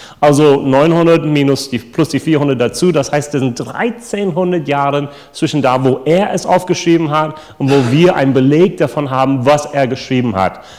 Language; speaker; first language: German; non-native, fluent; English